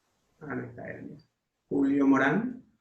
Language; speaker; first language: Spanish; native; Spanish